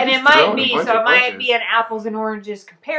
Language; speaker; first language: English; native; English